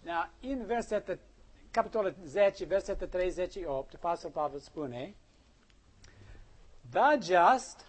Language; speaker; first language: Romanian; non-native, learner; English